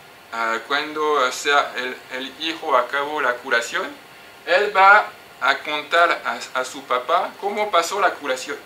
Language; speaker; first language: Spanish; non-native, fluent; French